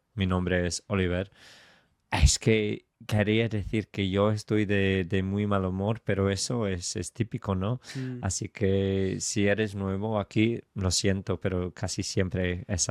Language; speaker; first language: Spanish; non-native, fluent; English